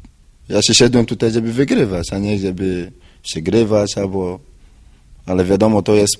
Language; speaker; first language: Polish; non-native, learner; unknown